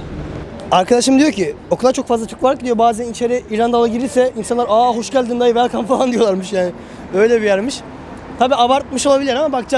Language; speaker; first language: Turkish; native; Turkish